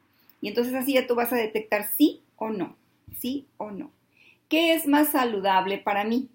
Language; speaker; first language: Spanish; native; Spanish